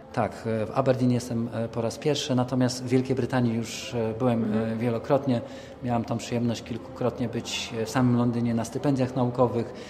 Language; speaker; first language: Polish; native; Polish